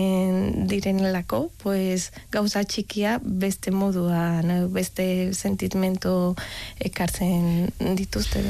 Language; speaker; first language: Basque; non-native, learner; Spanish